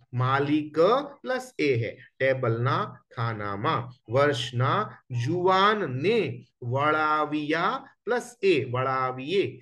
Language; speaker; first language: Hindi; non-native, local second language; Gujarati